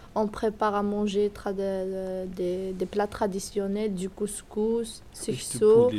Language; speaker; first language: French; non-native, local second language; Kabyle